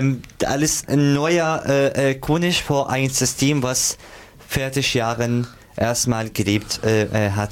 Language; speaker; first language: German; non-native, fluent; Arabic